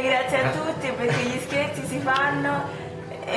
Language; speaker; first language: Italian; non-native, fluent; Malagasy